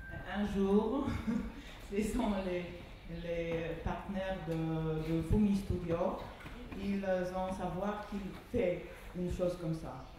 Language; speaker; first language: French; non-native, fluent; Polish